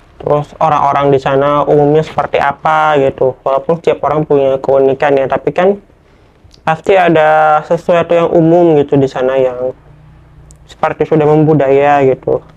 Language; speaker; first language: Indonesian; native; Indonesian